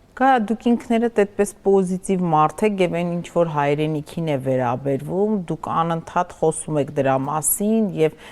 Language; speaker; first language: Armenian; native; Armenian